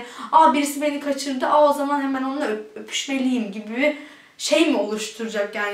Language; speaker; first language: Turkish; early bilingual, heritage; Turkish